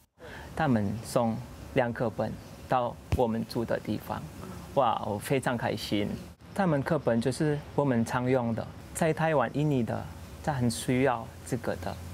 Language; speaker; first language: Chinese; non-native, learner; Indonesian